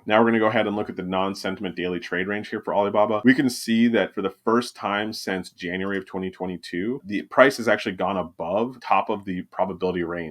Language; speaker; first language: English; native; English